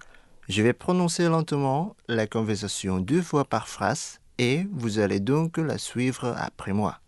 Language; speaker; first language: French; non-native, fluent; Indonesian